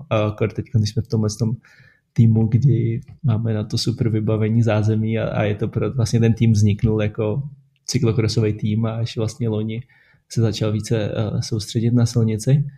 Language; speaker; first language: Czech; native; Czech